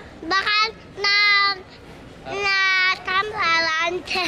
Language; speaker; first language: Dutch; early bilingual, other home language; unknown